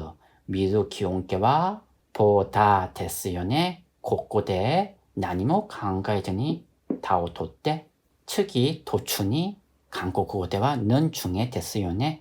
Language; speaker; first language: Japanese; non-native, fluent; Korean